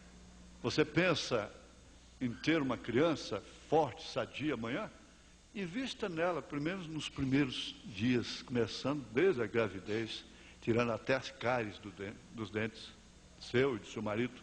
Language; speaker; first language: Portuguese; native; Portuguese